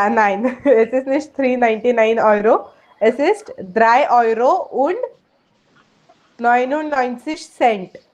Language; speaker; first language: German; non-native, fluent; Hindi